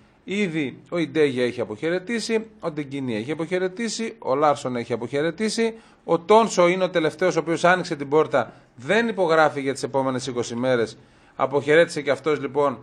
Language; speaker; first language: Greek; native; Greek